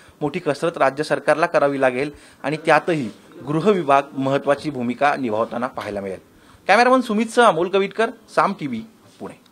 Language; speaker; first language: Marathi; native; Marathi